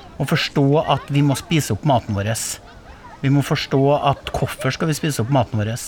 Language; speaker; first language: Norwegian; native; Norwegian